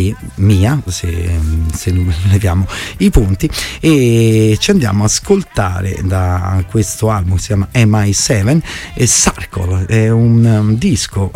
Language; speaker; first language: Italian; native; Italian